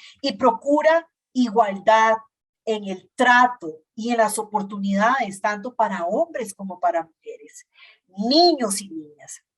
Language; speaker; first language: Spanish; native; Spanish